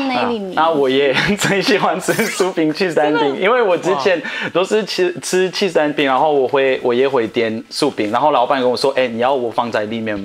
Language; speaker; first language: Chinese; non-native, fluent; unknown